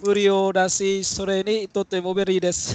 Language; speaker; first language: Japanese; non-native, learner; Vietnamese